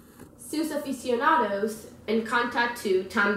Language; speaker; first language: Spanish; non-native, learner; English